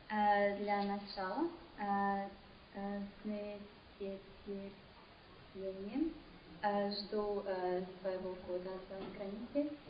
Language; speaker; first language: Russian; non-native, learner; English